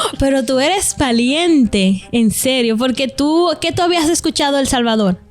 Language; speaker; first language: Spanish; native; Spanish